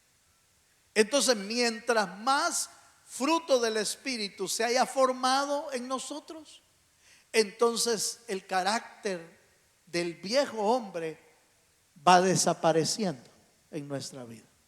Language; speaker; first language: Spanish; native; Spanish